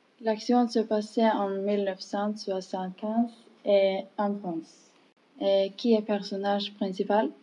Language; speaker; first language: French; non-native, learner; English